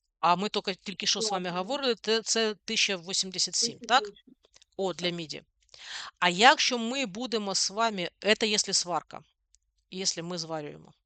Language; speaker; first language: Ukrainian; non-native, local second language; Russian